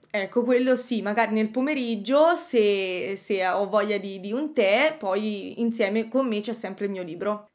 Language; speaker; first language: Italian; native; Italian